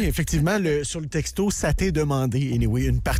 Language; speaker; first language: French; native; French